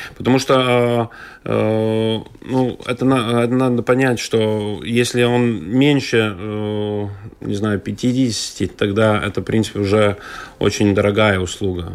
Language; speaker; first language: Russian; non-native, local second language; Latvian